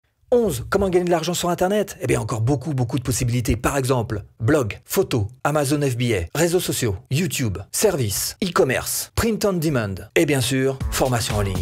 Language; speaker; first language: French; native; French